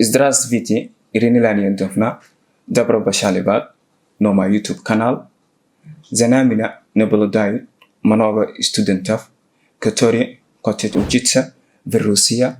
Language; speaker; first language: Russian; non-native, fluent; Somali